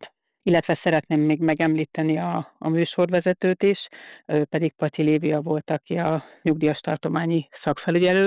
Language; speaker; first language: Hungarian; native; Hungarian